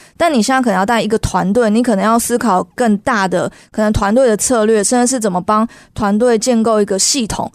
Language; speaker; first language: Chinese; native; Chinese